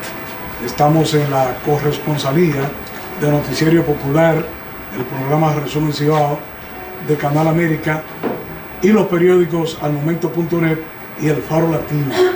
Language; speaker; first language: Spanish; native; Spanish